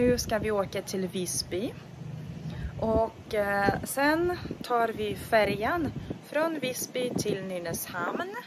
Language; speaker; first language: Swedish; non-native, fluent; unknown